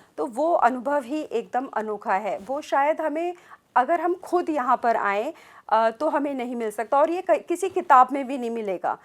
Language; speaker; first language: Hindi; native; Hindi